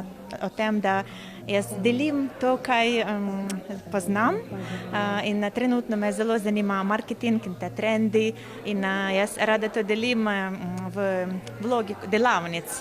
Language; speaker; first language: Slovenian; non-native, fluent; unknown